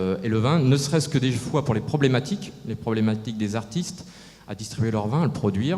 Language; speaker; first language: French; native; French